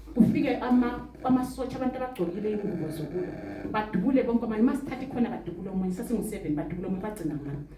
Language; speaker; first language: Zulu; non-native, local second language; Xhosa